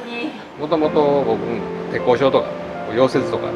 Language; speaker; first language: Japanese; native; Japanese